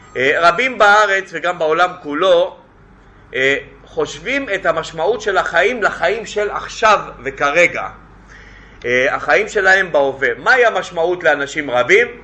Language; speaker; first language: Hebrew; native; Hebrew